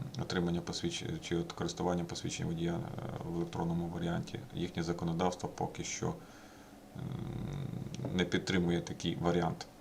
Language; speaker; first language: Ukrainian; native; Ukrainian